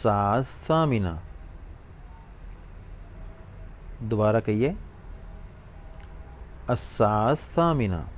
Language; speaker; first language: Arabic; non-native, fluent; Urdu